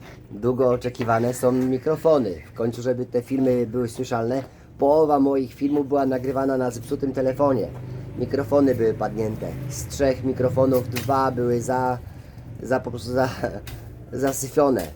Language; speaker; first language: Polish; native; Polish